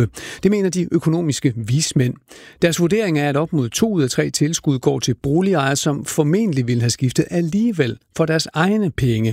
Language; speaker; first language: Danish; native; Danish